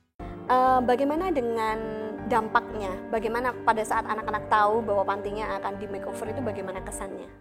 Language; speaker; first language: Indonesian; native; Indonesian